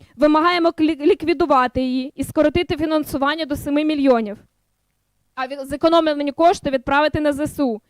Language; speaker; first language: Ukrainian; native; Ukrainian